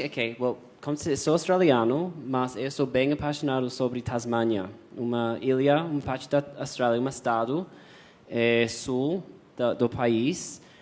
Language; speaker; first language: Portuguese; non-native, fluent; English